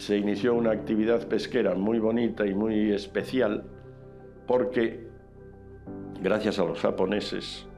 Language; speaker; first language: Spanish; native; Spanish